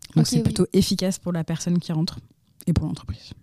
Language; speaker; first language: French; native; French